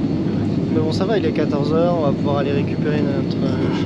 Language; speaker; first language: French; native; French